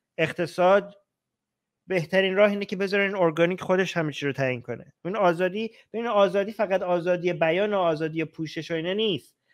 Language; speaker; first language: Persian; native; Persian